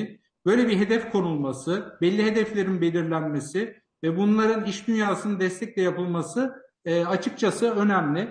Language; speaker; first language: Turkish; native; Turkish